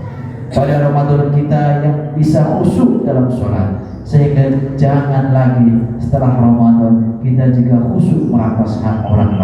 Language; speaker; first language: Indonesian; native; Indonesian